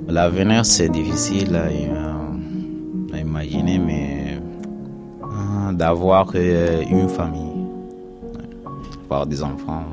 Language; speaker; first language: French; non-native, learner; Arabic